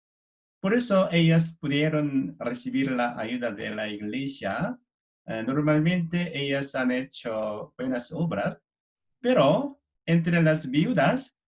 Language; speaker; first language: Spanish; non-native, fluent; Korean